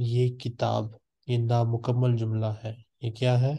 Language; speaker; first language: Urdu; native; Urdu